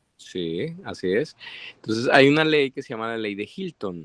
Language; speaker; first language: Spanish; native; Spanish